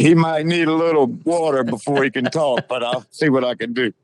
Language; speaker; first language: English; native; English